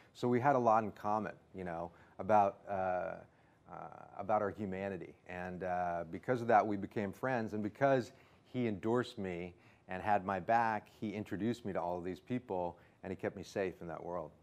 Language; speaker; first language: English; native; English